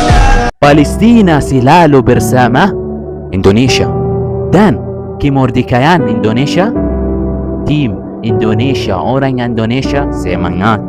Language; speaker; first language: Indonesian; non-native, learner; Arabic